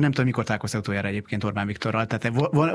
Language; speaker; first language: Hungarian; native; Hungarian